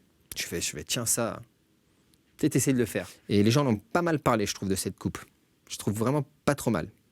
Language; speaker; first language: French; native; French